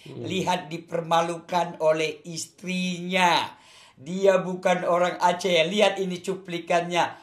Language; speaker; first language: Indonesian; non-native, local second language; Achinese